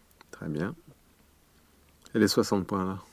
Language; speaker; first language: French; native; French